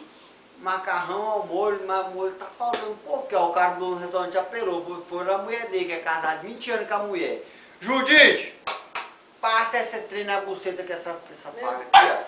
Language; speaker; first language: Portuguese; native; Portuguese